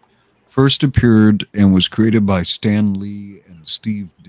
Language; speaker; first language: English; native; English